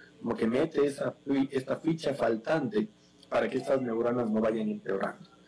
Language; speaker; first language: Spanish; native; Spanish